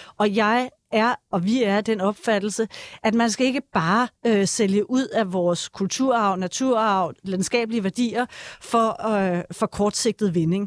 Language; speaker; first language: Danish; native; Danish